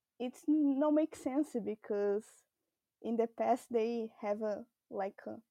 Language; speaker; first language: English; non-native, learner; Portuguese